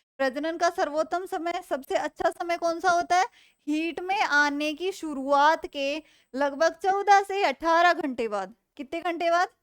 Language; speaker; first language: Hindi; native; Hindi